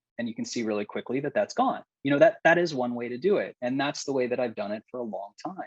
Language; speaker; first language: English; native; English